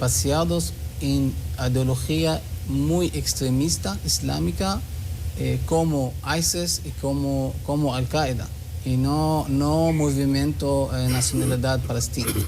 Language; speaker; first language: Spanish; non-native, learner; Hebrew